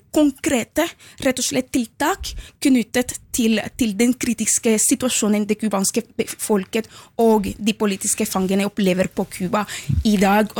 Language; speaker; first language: Norwegian; non-native, fluent; Spanish